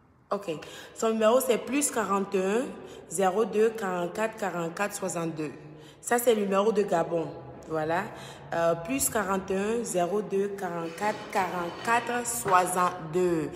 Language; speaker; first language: French; non-native, fluent; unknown